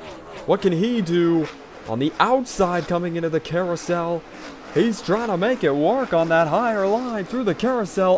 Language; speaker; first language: English; native; English